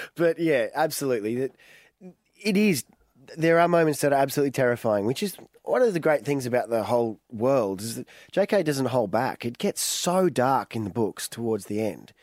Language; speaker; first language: English; native; English